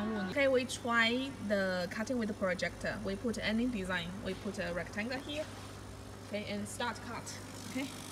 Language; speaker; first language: English; non-native, fluent; Chinese